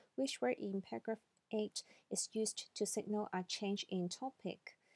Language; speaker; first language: English; non-native, local second language; Cantonese